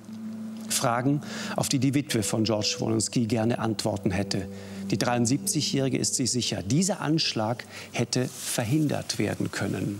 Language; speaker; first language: German; native; German